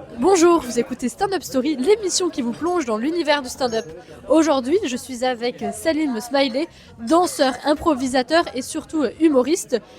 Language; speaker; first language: French; native; French